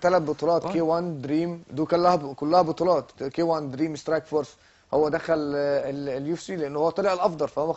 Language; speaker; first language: Arabic; native; Arabic